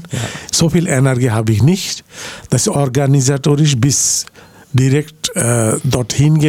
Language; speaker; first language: German; non-native, learner; Bangla